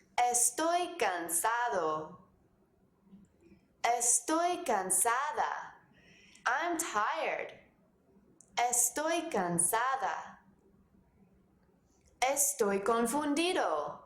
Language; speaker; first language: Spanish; non-native, fluent; English